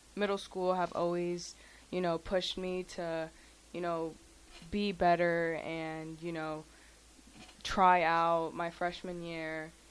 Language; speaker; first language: English; early bilingual, other home language; Spanish